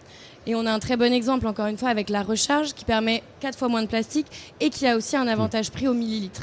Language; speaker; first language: French; native; French